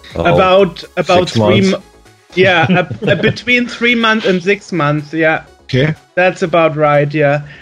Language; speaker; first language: English; non-native, fluent; German